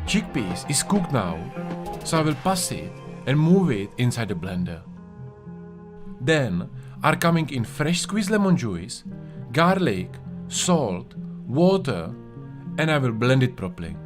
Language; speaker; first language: English; non-native, fluent; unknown